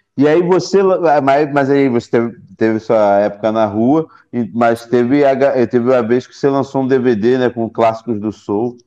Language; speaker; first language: Portuguese; native; Portuguese